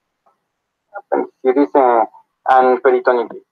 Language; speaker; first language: English; non-native, learner; Spanish